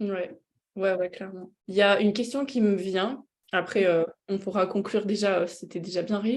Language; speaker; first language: French; native; French